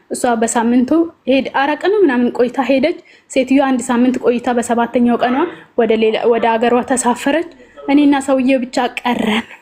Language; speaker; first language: Amharic; native; Amharic